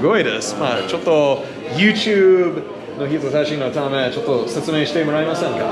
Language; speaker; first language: Japanese; non-native, fluent; English